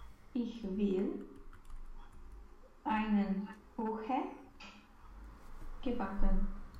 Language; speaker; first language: German; non-native, learner; Romanian